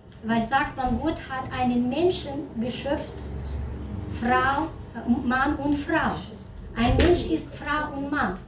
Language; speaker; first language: German; non-native, learner; Russian